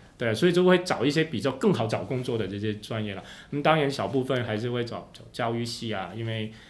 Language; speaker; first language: Chinese; non-native, local second language; Cantonese